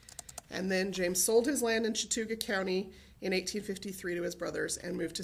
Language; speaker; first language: English; native; English